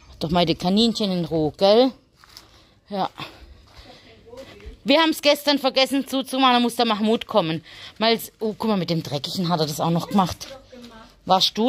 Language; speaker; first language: German; native; German